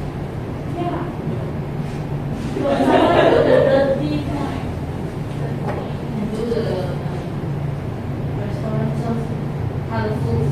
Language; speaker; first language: English; non-native, learner; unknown